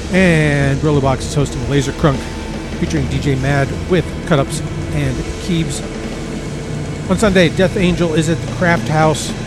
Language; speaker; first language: English; native; English